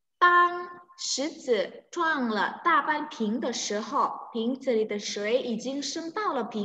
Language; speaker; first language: Chinese; non-native, fluent; Indonesian